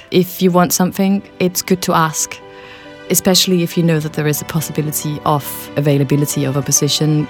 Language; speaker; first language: English; non-native, fluent; Danish